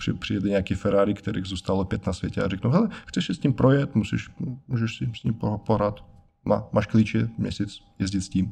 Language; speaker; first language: Czech; non-native, fluent; Russian